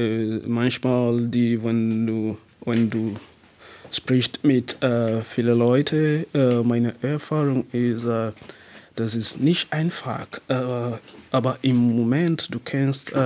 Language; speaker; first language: German; non-native, learner; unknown